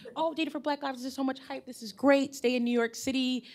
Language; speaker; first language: English; native; English